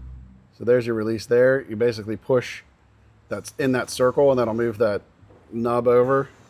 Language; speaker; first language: English; native; English